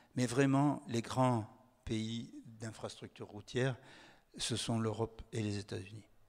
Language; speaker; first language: French; native; French